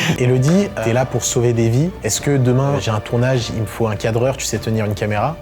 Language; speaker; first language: French; native; French